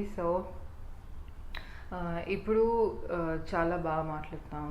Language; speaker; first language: Telugu; non-native, learner; Tamil